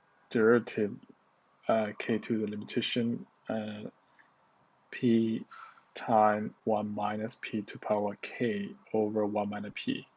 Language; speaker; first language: English; non-native, learner; Chinese